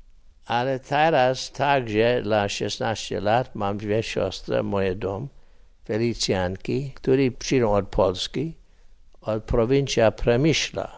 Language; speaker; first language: Polish; early bilingual, heritage; English